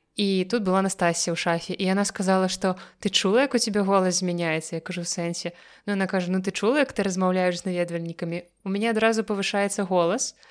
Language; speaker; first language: Belarusian; non-native, local second language; Russian